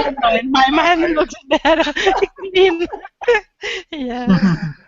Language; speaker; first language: English; non-native, learner; Romanian